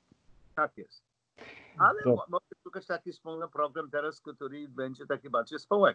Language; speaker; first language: Polish; non-native, learner; English